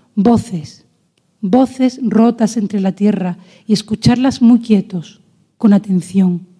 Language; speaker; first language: Spanish; native; Spanish